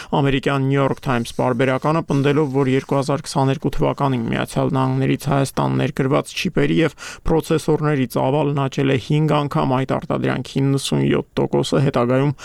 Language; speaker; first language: Armenian; native; Armenian